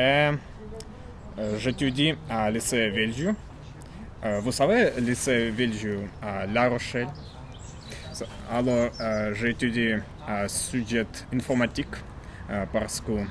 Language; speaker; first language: French; non-native, learner; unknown